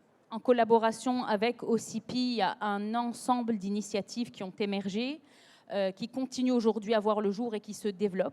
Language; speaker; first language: French; non-native, local second language; Arabic